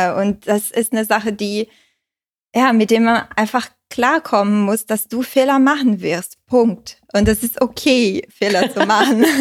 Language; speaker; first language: German; non-native, fluent; Portuguese